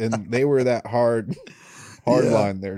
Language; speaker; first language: English; native; English